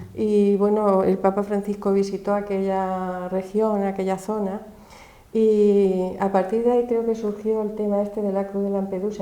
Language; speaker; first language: Spanish; native; Spanish